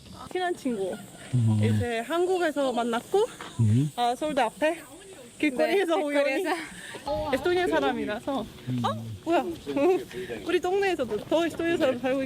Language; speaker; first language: Korean; non-native, fluent; Estonian